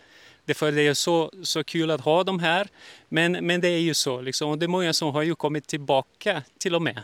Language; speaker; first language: Swedish; early bilingual, heritage; Portuguese